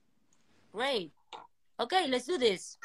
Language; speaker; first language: English; non-native, learner; Spanish